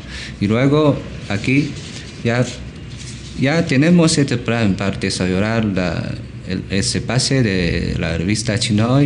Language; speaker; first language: Spanish; non-native, learner; Chinese